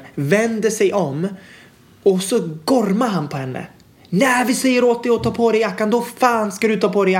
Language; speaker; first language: Swedish; native; Swedish